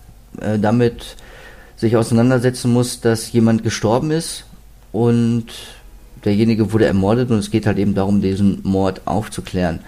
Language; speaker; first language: German; native; German